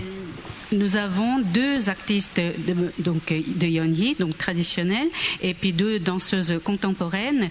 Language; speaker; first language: French; non-native, fluent; Korean